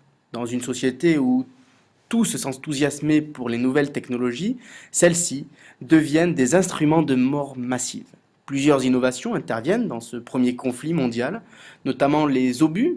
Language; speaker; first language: French; native; French